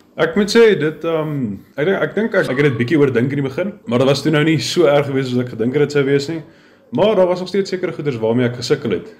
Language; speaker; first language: Afrikaans; native; Afrikaans